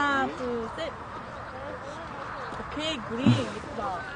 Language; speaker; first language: Korean; non-native, learner; Japanese